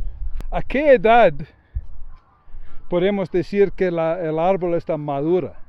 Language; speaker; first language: Spanish; non-native, fluent; English